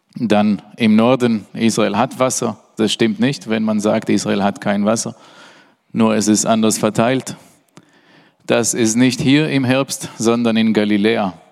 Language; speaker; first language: German; non-native, fluent; Hebrew